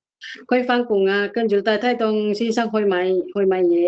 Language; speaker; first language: Chinese; non-native, learner; Indonesian